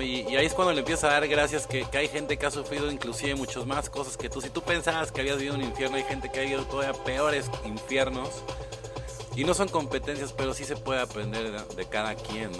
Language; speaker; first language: Spanish; native; Spanish